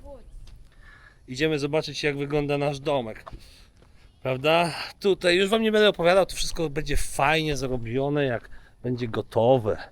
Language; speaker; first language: Polish; native; Polish